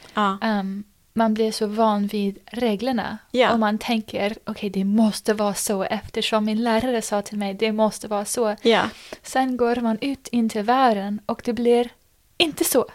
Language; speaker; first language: Swedish; non-native, fluent; English